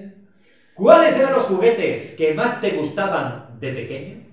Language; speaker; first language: Spanish; native; Spanish